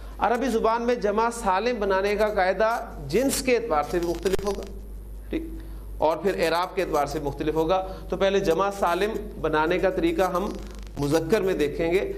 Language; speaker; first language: Urdu; native; Urdu